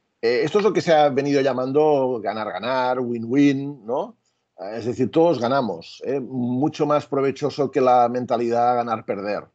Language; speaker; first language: Spanish; native; Spanish